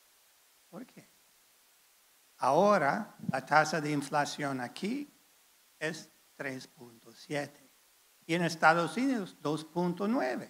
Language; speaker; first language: Spanish; non-native, fluent; English